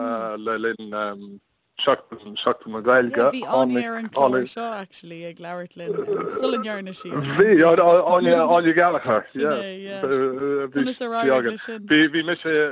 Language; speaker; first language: Irish; non-native, learner; English